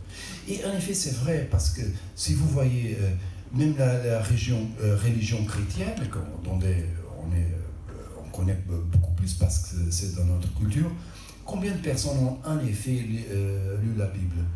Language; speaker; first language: French; non-native, local second language; Portuguese